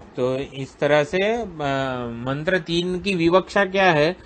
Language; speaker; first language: Hindi; non-native, local second language; Gujarati